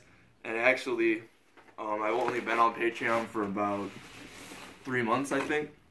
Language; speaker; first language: English; native; English